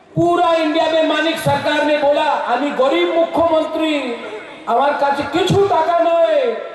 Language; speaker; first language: Hindi; non-native, local second language; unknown